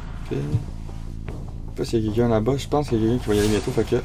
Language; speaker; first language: French; native; French